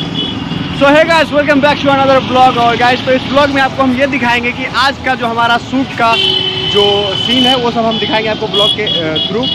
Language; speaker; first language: Hindi; native; Hindi